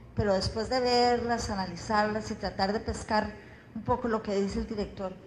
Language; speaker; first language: Spanish; native; Spanish